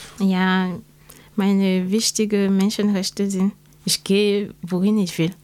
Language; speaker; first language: German; non-native, learner; French